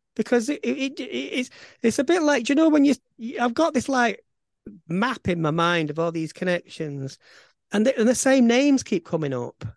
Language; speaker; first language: English; native; English